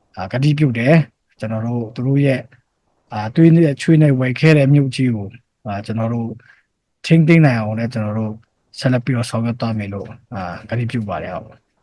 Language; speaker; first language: Burmese; non-native, local second language; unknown